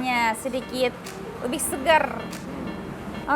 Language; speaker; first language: Indonesian; non-native, fluent; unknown